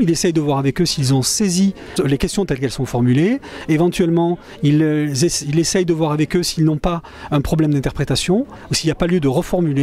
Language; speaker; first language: French; native; French